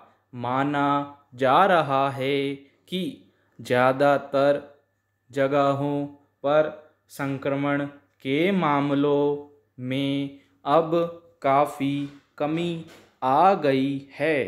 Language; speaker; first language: Hindi; native; Hindi